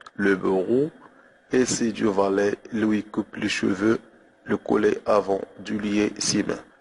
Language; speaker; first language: French; non-native, local second language; Arabic